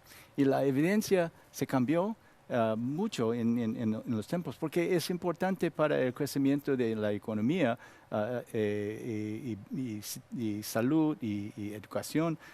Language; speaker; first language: Spanish; non-native, learner; Korean